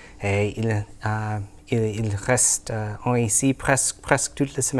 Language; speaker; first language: French; non-native, learner; English